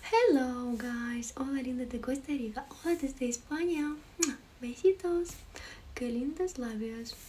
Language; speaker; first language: Spanish; non-native, learner; Ukrainian